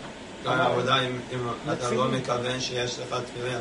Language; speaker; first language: Hebrew; non-native, learner; English